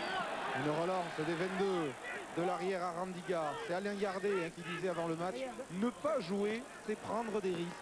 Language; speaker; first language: French; native; French